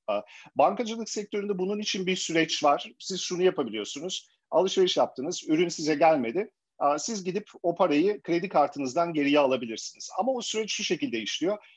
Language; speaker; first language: Turkish; early bilingual, heritage; Turkish